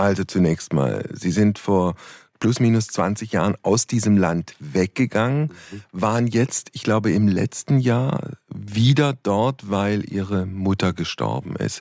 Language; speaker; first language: German; native; German